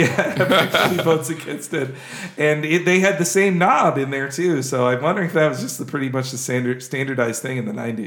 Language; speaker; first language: English; native; English